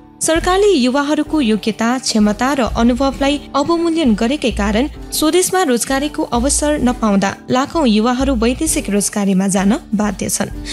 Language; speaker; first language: Nepali; non-native, local second language; Newari